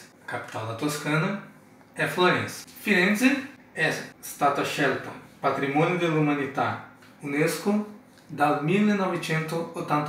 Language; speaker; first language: Italian; non-native, fluent; Portuguese